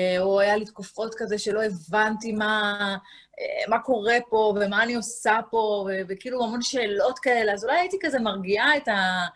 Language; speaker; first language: Hebrew; native; Hebrew